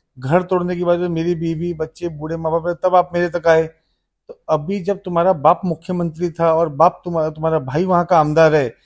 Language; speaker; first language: Hindi; native; Hindi